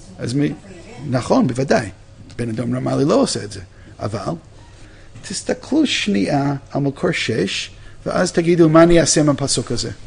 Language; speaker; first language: Hebrew; non-native, fluent; English